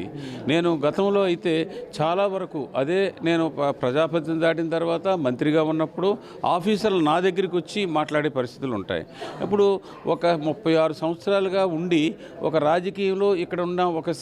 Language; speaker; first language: Telugu; native; Telugu